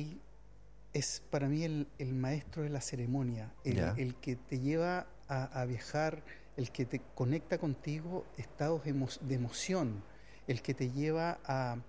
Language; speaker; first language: Spanish; native; Spanish